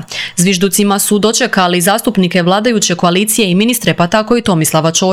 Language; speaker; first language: Croatian; native; Croatian